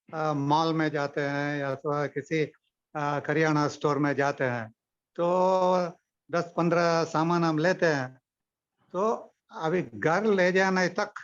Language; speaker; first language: Hindi; non-native, local second language; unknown